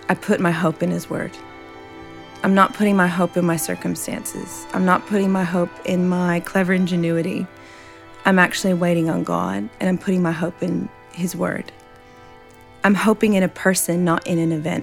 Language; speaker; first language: English; native; English